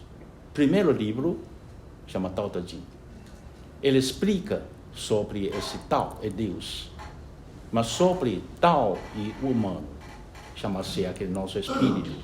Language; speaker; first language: Portuguese; non-native, fluent; Chinese